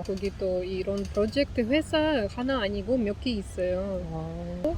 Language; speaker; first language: Korean; non-native, learner; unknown